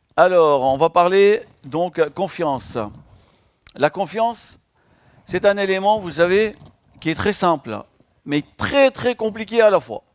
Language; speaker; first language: French; non-native, local second language; Arabic